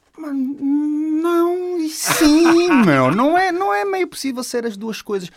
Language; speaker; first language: Portuguese; native; Portuguese